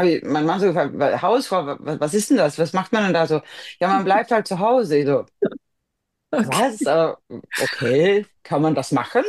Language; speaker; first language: German; non-native, fluent; Swedish